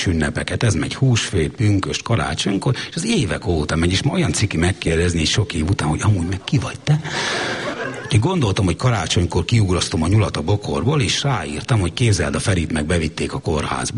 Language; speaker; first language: Hungarian; native; Hungarian